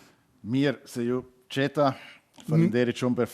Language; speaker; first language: Albanian; non-native, learner; German